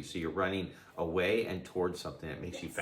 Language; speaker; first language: English; native; English